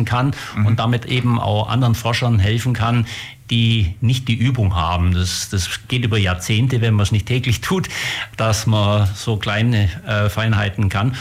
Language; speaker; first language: German; native; German